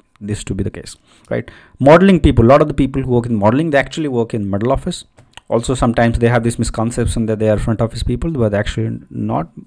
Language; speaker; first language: English; non-native, local second language; Odia